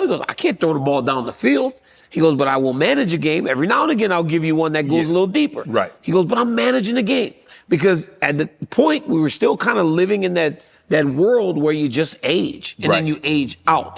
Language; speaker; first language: English; native; English